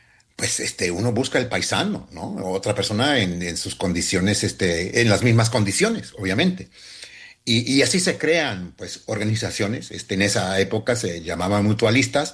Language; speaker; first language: Spanish; early bilingual, heritage; Spanish